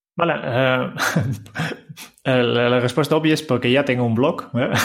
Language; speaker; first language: Spanish; non-native, fluent; Dutch